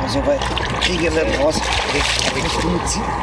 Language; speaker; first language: German; native; German